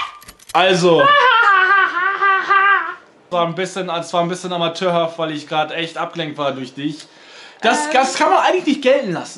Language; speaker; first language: German; native; German